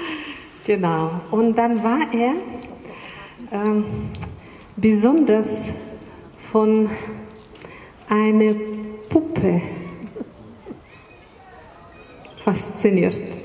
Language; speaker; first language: German; non-native, fluent; Russian